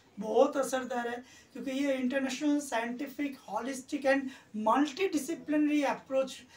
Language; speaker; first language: Hindi; non-native, local second language; Bangla